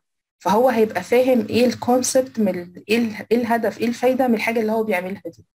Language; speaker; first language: Arabic; native; Arabic